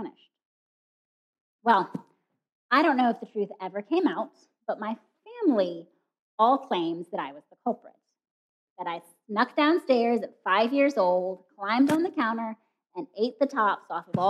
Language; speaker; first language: English; native; English